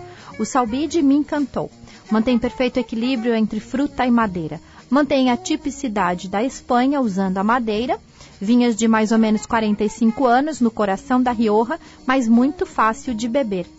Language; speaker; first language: Portuguese; native; Portuguese